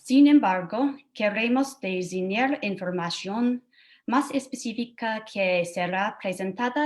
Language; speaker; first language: Spanish; non-native, fluent; English